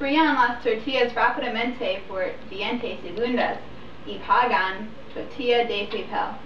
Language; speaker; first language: Spanish; non-native, learner; English